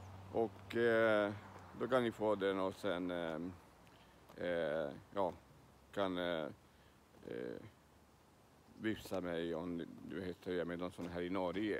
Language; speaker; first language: Swedish; non-native, learner; Spanish